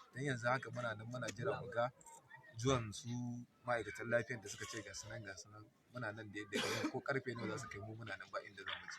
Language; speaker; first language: Hausa; native; Hausa